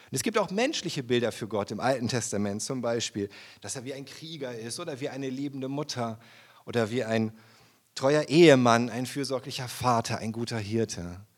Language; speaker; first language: German; native; German